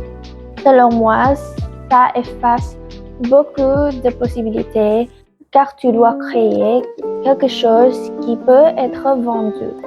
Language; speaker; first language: French; non-native, learner; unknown